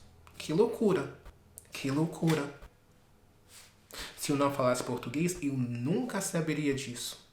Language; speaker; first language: Portuguese; non-native, fluent; French